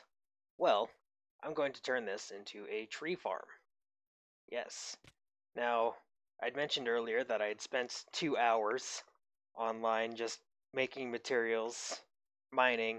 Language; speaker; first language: English; native; English